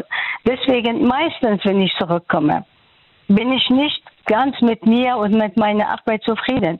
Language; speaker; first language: German; non-native, fluent; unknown